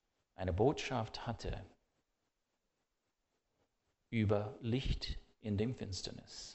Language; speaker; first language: German; non-native, fluent; English